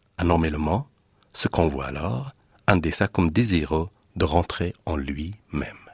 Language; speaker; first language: French; non-native, fluent; Persian